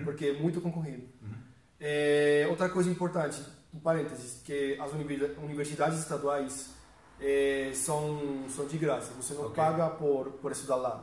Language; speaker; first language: Portuguese; non-native, fluent; Spanish